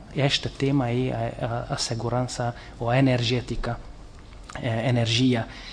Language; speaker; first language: Portuguese; non-native, fluent; Hungarian